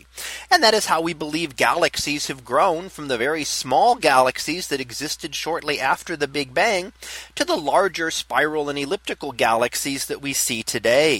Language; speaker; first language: English; native; English